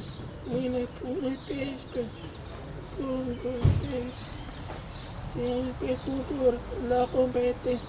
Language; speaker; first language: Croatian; non-native, learner; Finnish